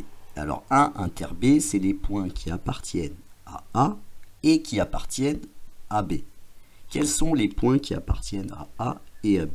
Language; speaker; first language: French; native; French